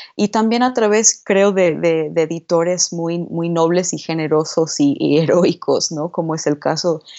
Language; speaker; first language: Spanish; non-native, fluent; English